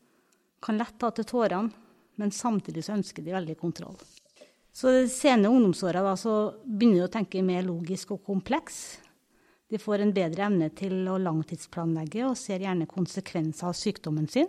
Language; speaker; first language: Norwegian; native; Norwegian